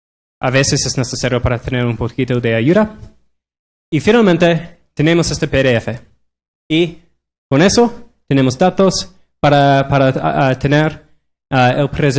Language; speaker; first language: Spanish; non-native, learner; English